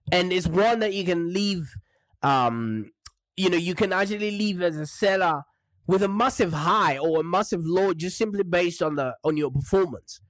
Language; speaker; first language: English; non-native, local second language; Shona